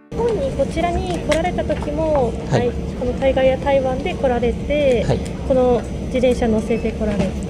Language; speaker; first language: Japanese; native; Japanese